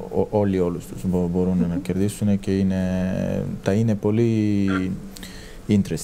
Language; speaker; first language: Greek; non-native, fluent; Serbian